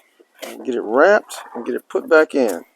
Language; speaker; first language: English; native; English